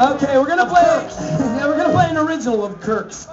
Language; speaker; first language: English; native; English